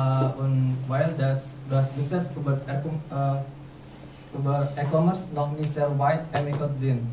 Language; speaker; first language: German; non-native, learner; Indonesian